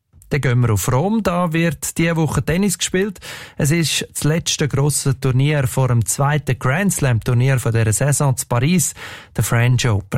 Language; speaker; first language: German; native; German